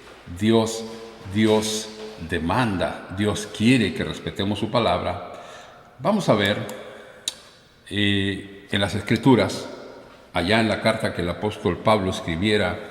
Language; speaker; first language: Spanish; native; Spanish